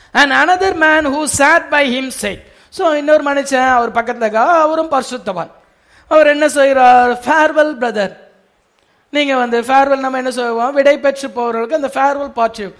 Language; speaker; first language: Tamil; native; Tamil